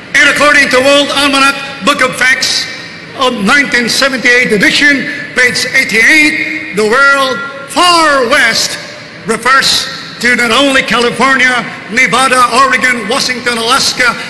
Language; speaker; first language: English; non-native, local second language; Filipino